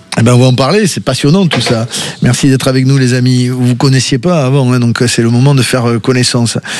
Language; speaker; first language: French; native; French